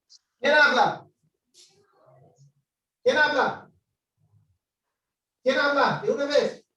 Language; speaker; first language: Spanish; non-native, fluent; English